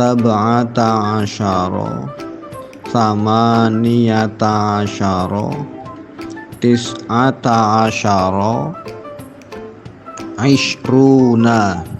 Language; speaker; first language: Arabic; non-native, fluent; Indonesian